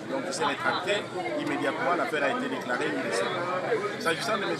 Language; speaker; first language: French; non-native, local second language; Lingala